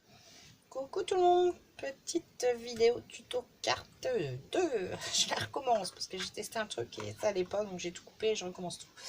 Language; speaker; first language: French; native; French